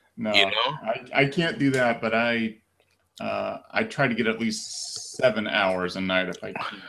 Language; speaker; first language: English; native; English